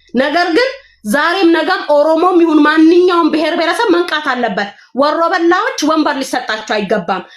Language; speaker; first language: Amharic; non-native, local second language; Oromo